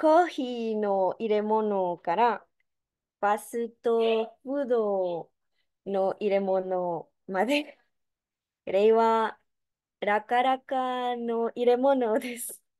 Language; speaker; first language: Japanese; non-native, learner; Spanish